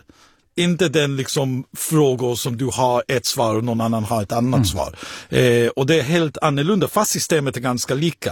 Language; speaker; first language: Swedish; non-native, fluent; Hebrew